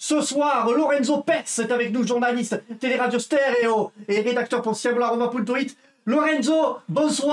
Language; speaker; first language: French; native; French